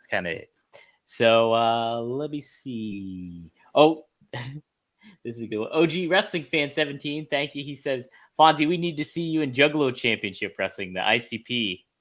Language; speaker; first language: English; native; English